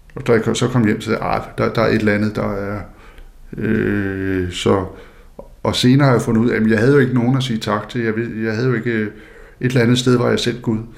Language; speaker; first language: Danish; non-native, local second language; Faroese